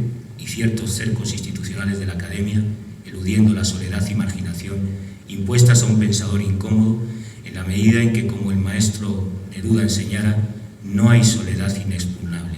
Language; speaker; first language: Spanish; native; Spanish